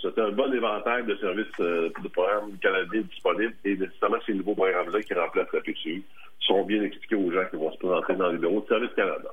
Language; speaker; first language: French; native; French